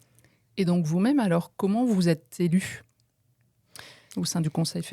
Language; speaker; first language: French; native; French